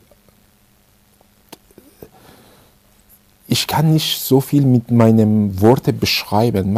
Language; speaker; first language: German; non-native, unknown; Persian